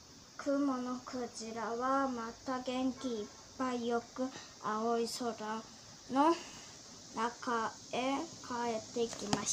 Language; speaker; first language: Japanese; early bilingual, heritage; Korean